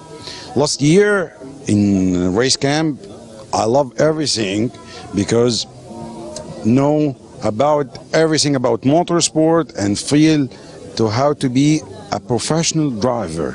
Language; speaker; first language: English; non-native, learner; Arabic